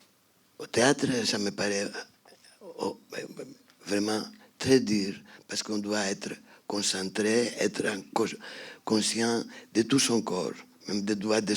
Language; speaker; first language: French; non-native, fluent; Greek